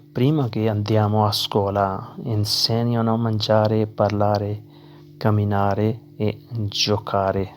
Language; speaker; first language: Italian; non-native, learner; Urdu